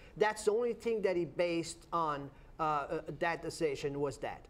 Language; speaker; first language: English; non-native, fluent; Portuguese